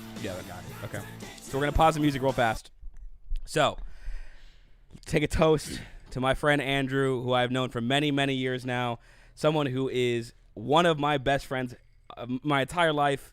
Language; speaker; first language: English; native; English